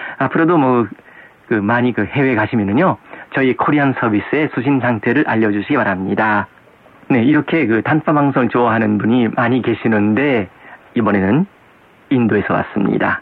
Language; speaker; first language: Korean; non-native, fluent; Japanese